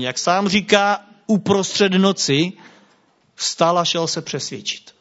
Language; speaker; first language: Czech; native; Czech